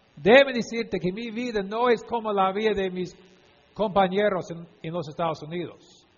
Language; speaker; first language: Spanish; non-native, fluent; English